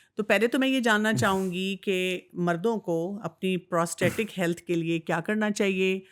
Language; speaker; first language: Urdu; native; Urdu